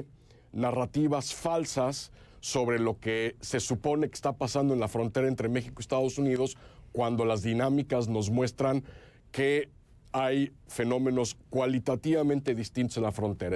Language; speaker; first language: Spanish; native; Spanish